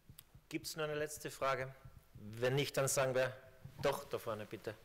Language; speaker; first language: German; native; German